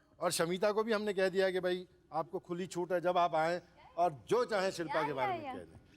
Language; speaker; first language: Hindi; native; Hindi